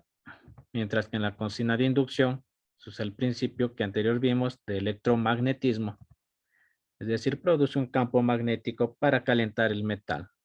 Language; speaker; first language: Spanish; native; Spanish